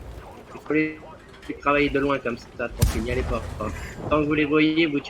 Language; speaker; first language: French; native; French